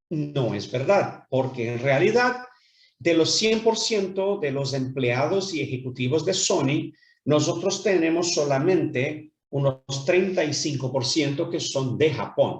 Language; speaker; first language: Spanish; non-native, fluent; Portuguese